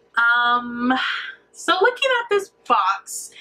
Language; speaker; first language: English; native; English